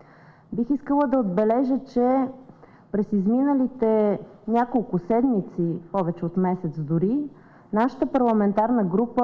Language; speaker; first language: Bulgarian; native; Bulgarian